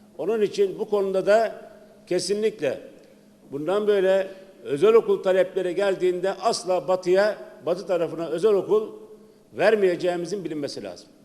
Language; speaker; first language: Turkish; native; Turkish